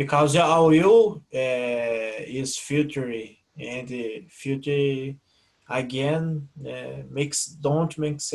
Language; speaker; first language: English; non-native, learner; Portuguese